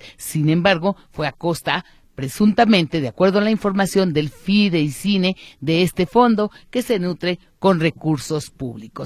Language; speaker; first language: Spanish; native; Spanish